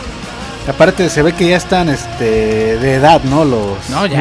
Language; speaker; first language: Spanish; native; Spanish